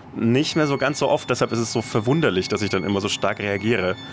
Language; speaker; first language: German; native; German